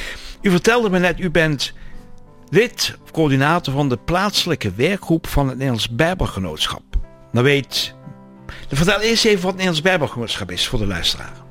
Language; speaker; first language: Dutch; native; Dutch